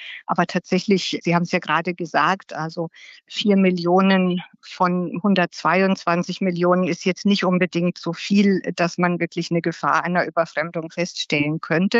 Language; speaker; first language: German; native; German